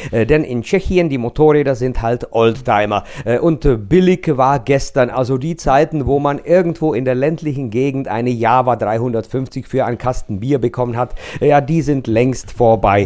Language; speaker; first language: German; non-native, fluent; Czech